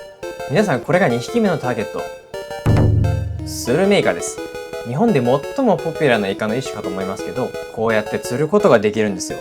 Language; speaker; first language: Japanese; native; Japanese